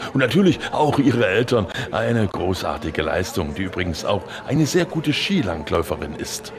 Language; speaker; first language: German; native; German